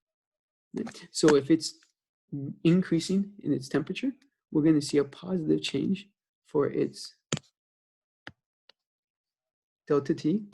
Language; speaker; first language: English; native; English